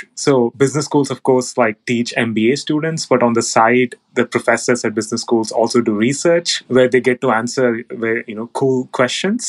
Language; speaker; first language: English; non-native, local second language; Telugu